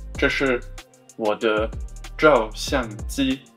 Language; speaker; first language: Chinese; non-native, learner; German